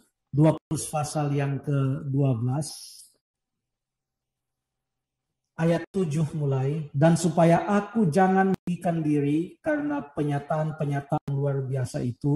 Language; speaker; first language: Indonesian; native; Indonesian